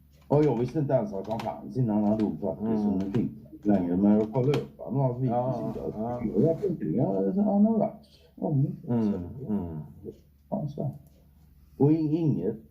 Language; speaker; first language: Swedish; native; Swedish